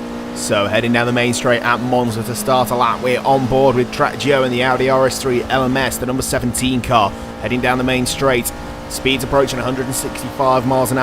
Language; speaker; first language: English; native; English